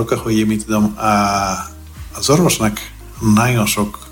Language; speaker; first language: Hungarian; non-native, fluent; Greek